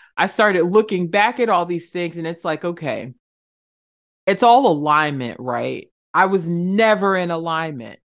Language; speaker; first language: English; native; English